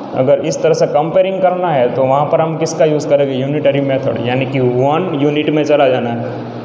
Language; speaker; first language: Hindi; non-native, local second language; Gujarati